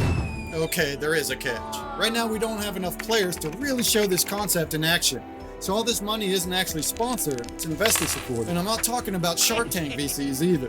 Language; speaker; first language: English; native; English